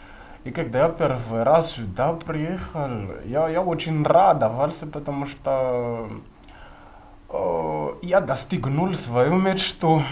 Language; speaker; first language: Russian; non-native, fluent; Malagasy